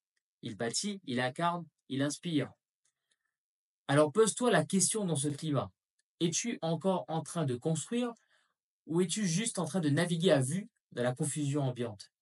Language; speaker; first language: French; native; French